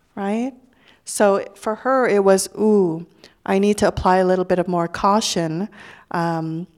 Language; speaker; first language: English; early bilingual, other home language; Lao